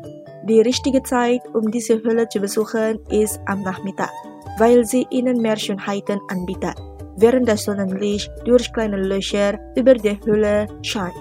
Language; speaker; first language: German; non-native, fluent; Indonesian